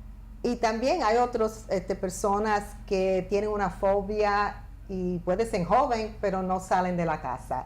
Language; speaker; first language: Spanish; early bilingual, heritage; Spanish